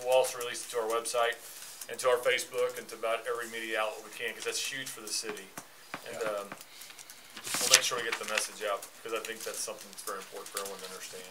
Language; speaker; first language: English; native; English